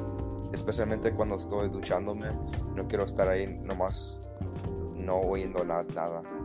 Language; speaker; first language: Spanish; early bilingual, heritage; Spanish